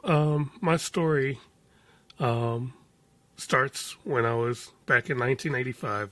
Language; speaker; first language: English; native; English